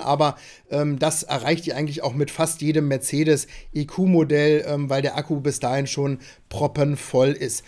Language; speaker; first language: German; native; German